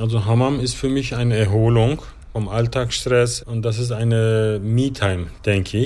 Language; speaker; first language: German; early bilingual, other home language; Turkish